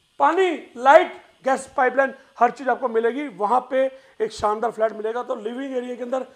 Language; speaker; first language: Hindi; native; Hindi